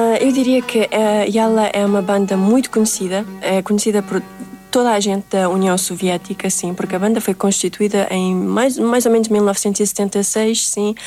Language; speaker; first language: Portuguese; early bilingual, other home language; Uzbek